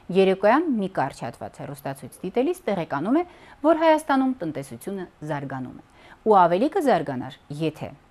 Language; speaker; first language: Armenian; native; Armenian